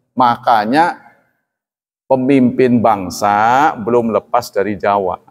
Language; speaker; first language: Indonesian; non-native, local second language; Javanese